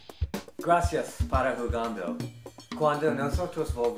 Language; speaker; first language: Spanish; non-native, learner; English